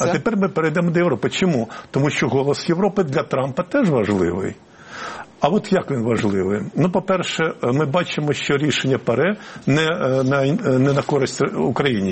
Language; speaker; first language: Ukrainian; native; Ukrainian